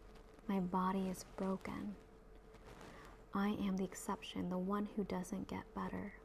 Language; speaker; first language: English; native; English